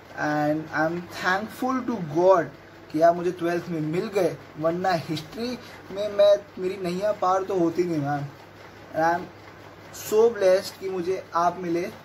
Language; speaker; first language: Hindi; native; Hindi